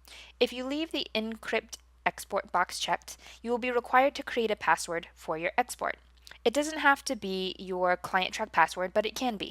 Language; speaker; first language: English; native; English